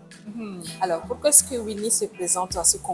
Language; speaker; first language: French; native; French